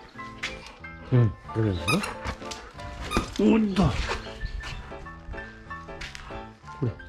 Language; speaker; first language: Japanese; native; Japanese